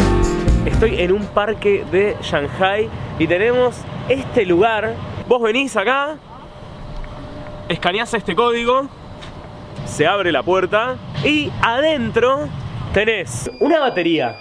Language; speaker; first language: Spanish; native; Spanish